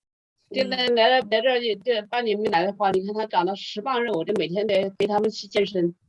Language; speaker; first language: Chinese; native; Chinese